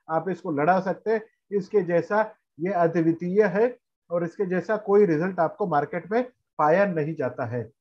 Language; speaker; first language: Hindi; non-native, local second language; Marathi